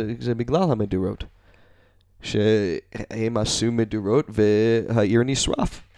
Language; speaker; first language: Hebrew; non-native, learner; English